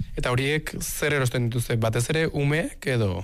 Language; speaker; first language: Basque; native; Basque